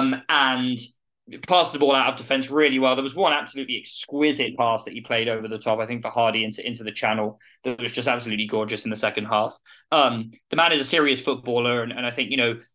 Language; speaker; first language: English; native; English